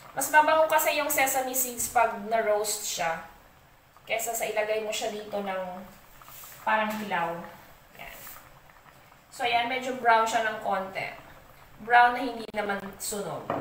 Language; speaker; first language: Filipino; non-native, local second language; Hiligaynon